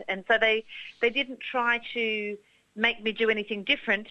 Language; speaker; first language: English; early bilingual, other home language; Dutch